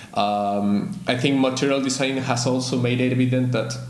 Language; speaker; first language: English; non-native, fluent; Spanish